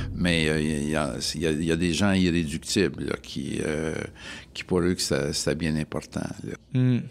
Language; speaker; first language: French; native; French